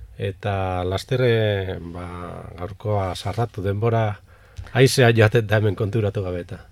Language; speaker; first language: Basque; native; Basque